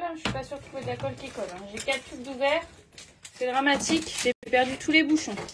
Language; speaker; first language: French; native; French